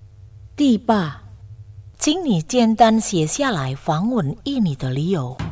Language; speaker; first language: Chinese; non-native, fluent; Indonesian